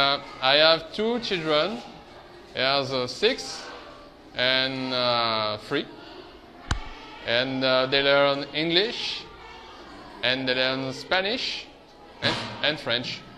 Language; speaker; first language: English; non-native, learner; French